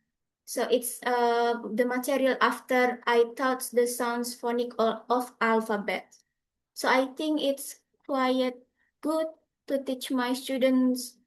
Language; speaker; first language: English; non-native, fluent; Indonesian